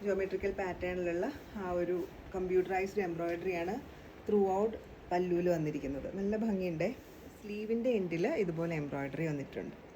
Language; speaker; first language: Malayalam; native; Malayalam